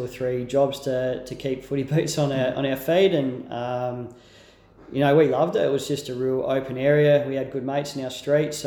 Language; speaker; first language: English; native; English